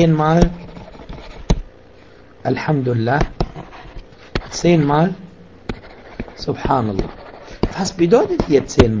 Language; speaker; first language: German; non-native, fluent; Arabic